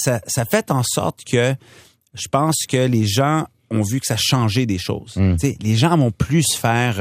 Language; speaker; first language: French; non-native, local second language; Punjabi